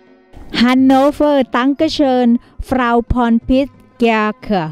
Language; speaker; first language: German; non-native, learner; Thai